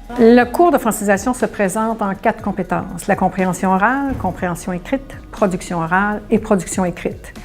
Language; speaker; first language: French; native; French